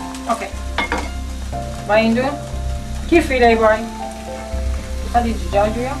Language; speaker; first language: Dutch; non-native, learner; Arabic